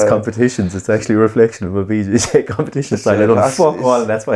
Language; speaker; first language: English; native; English